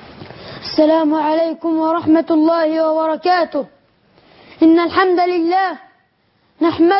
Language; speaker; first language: Arabic; native; Arabic